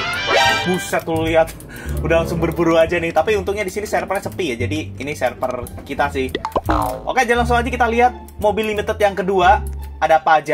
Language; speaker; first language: Indonesian; native; Indonesian